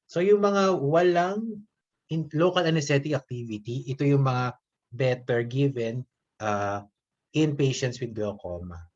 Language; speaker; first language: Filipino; native; Filipino